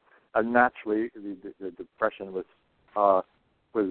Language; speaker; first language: English; native; English